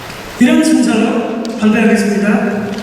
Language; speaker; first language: Korean; non-native, learner; Nepali